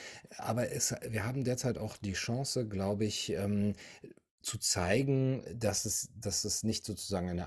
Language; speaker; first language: German; native; German